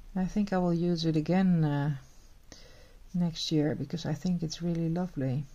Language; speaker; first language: English; non-native, fluent; Dutch